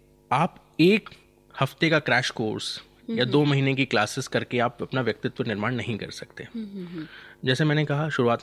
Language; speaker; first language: Hindi; native; Hindi